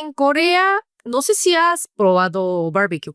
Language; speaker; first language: Spanish; non-native, fluent; Korean